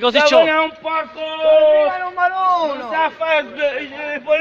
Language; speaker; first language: Italian; non-native, learner; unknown